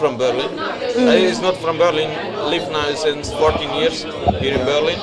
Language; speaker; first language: English; non-native, learner; Swiss German